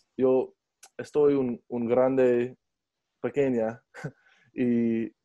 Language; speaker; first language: Spanish; non-native, learner; English